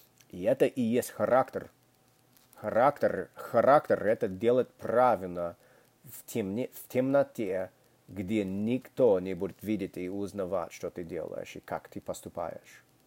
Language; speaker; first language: Russian; non-native, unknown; English